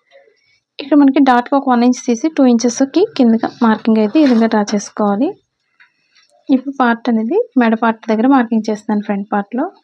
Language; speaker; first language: Telugu; native; Telugu